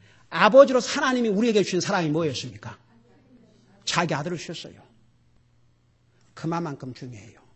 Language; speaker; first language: Korean; native; Korean